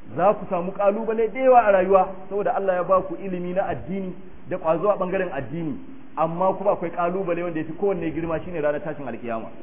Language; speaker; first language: Hausa; native; Hausa